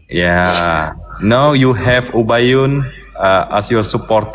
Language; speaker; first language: English; non-native, learner; Indonesian